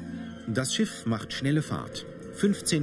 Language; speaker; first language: German; native; German